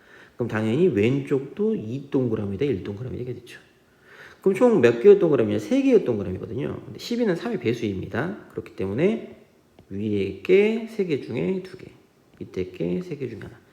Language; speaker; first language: Korean; native; Korean